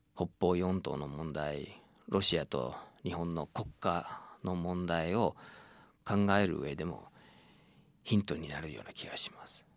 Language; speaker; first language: Japanese; non-native, fluent; English